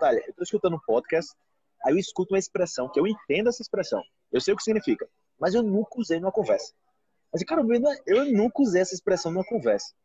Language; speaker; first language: Portuguese; native; Portuguese